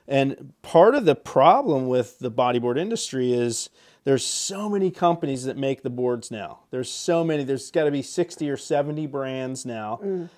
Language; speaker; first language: English; native; English